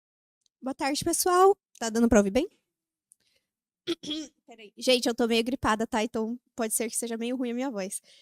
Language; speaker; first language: Portuguese; native; Portuguese